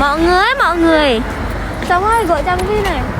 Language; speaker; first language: Vietnamese; non-native, learner; Indonesian